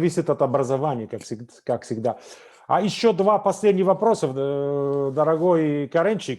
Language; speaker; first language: Russian; non-native, fluent; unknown